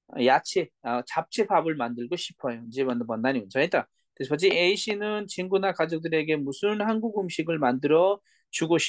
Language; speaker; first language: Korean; non-native, fluent; Nepali